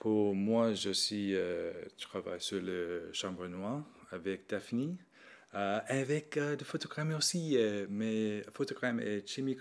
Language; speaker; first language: French; non-native, learner; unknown